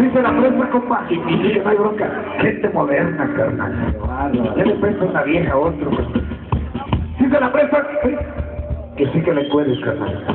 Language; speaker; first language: Spanish; native; Spanish